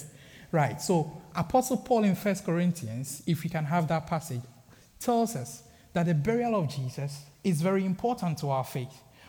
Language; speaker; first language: English; non-native, local second language; Akan